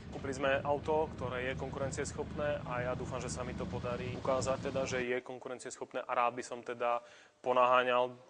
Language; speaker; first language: Slovak; native; Slovak